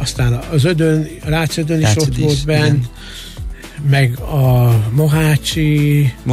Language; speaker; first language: Hungarian; native; Hungarian